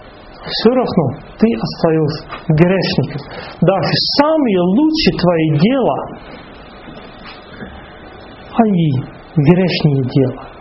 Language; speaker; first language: Russian; non-native, fluent; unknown